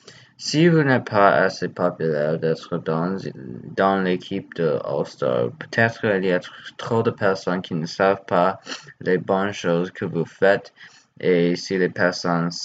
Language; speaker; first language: French; non-native, learner; English